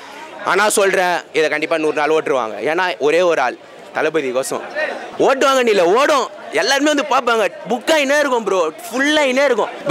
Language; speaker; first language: Tamil; native; Tamil